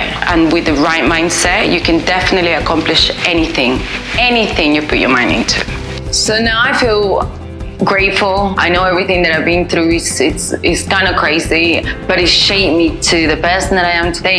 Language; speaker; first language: English; non-native, fluent; Spanish